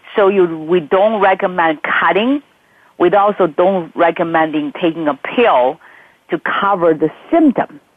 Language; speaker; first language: English; non-native, fluent; Chinese